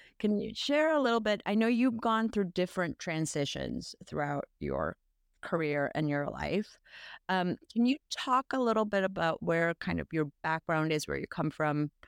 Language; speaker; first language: English; non-native, fluent; Spanish